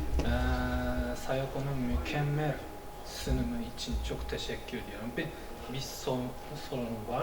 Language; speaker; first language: Turkish; non-native, learner; Japanese